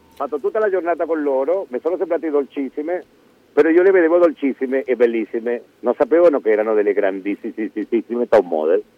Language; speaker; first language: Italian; non-native, fluent; Spanish